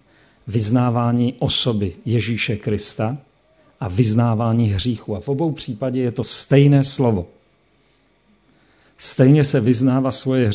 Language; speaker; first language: Czech; native; Czech